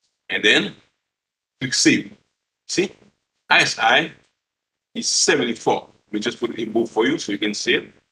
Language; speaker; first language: English; non-native, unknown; Haitian Creole